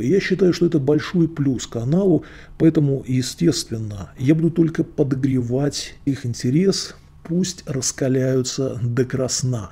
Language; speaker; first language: Russian; native; Russian